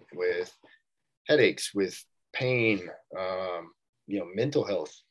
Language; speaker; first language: English; native; English